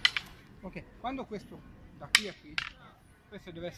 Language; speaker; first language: Italian; non-native, fluent; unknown